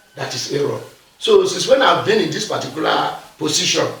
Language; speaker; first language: English; non-native, local second language; Yoruba